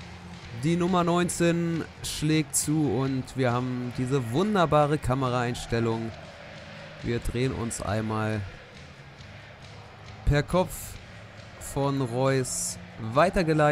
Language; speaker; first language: German; native; German